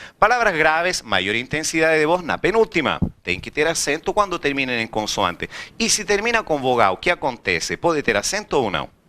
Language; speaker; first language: Portuguese; non-native, fluent; Spanish